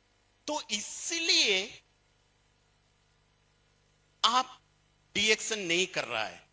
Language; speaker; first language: Hindi; non-native, fluent; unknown